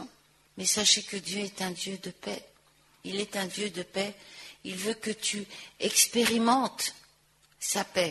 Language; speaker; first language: French; native; French